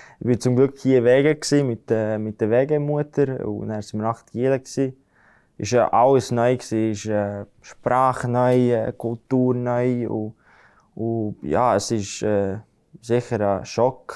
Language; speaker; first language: German; non-native, fluent; Latvian